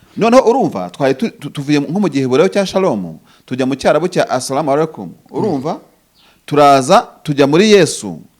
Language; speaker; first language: Kinyarwanda; native; Kinyarwanda